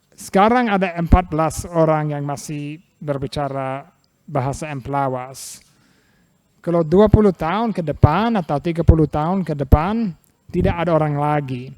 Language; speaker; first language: Indonesian; non-native, fluent; English